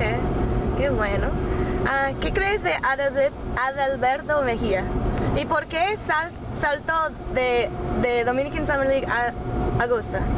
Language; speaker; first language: Spanish; non-native, learner; English